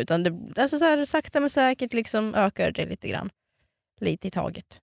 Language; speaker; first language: Swedish; early bilingual, other home language; Russian